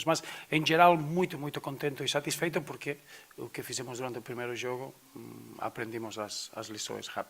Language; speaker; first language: Portuguese; non-native, fluent; Spanish